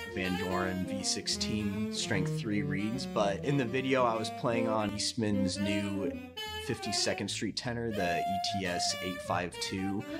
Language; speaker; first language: English; native; English